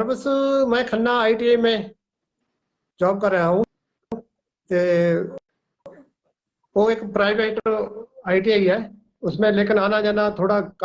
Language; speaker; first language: Hindi; non-native, local second language; Punjabi